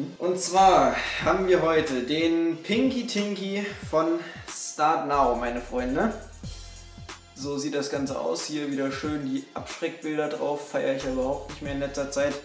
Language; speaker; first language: German; native; German